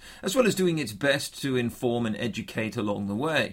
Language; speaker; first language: English; native; English